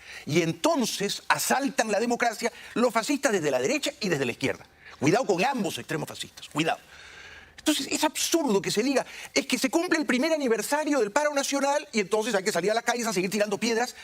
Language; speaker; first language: Spanish; native; Spanish